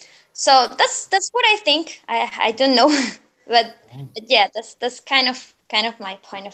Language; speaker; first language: English; non-native, learner; Spanish